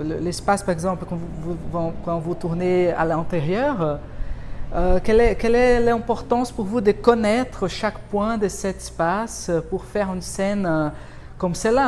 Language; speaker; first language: French; non-native, fluent; Portuguese